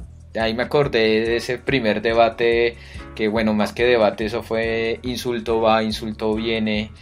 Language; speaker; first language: Spanish; native; Spanish